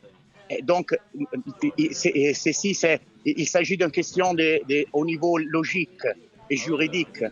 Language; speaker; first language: French; non-native, fluent; Italian